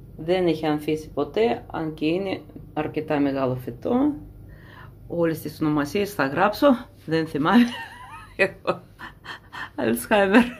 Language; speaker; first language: Greek; non-native, fluent; Russian